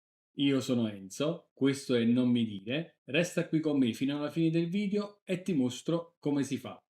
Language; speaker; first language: Italian; native; Italian